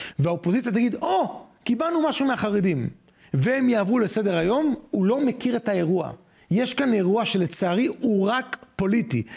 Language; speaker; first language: Hebrew; native; Hebrew